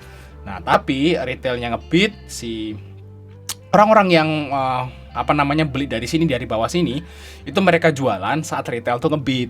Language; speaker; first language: Indonesian; native; Indonesian